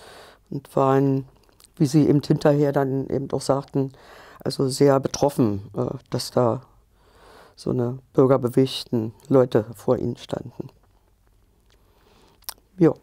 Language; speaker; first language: German; native; German